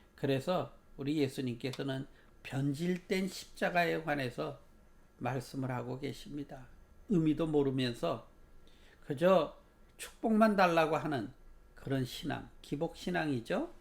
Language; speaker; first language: Korean; native; Korean